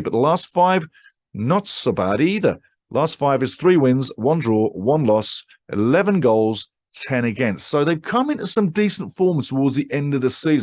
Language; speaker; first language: English; native; English